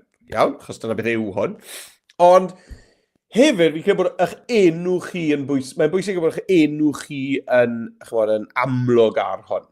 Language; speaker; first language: Welsh; native; Welsh